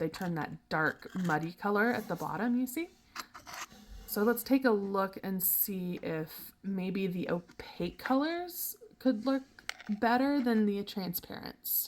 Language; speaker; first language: English; native; English